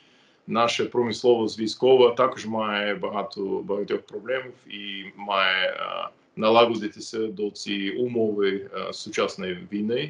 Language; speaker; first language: Ukrainian; non-native, fluent; English